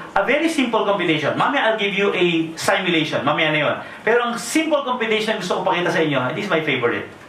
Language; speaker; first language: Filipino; native; Filipino